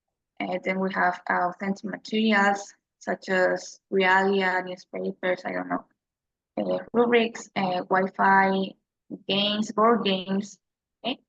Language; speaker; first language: English; non-native, learner; Spanish